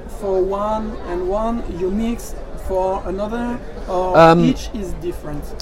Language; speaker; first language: English; non-native, learner; French